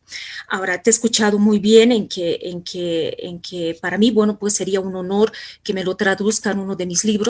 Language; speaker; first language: Spanish; native; Spanish